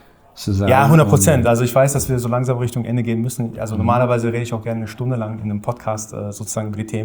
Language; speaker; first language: German; native; German